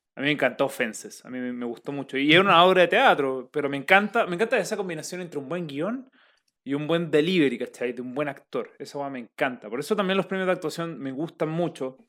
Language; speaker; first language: Spanish; native; Spanish